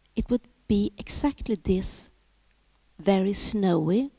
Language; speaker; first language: English; non-native, fluent; Swedish